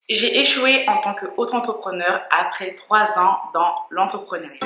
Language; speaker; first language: French; native; French